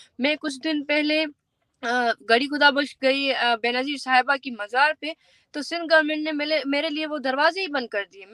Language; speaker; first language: Urdu; non-native, local second language; Sindhi